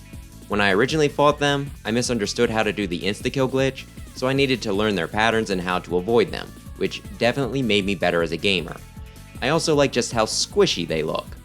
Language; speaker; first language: English; native; English